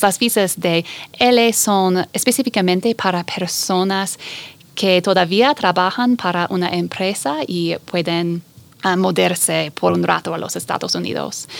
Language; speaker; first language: Spanish; non-native, fluent; English